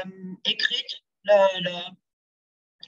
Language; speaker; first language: French; non-native, learner; German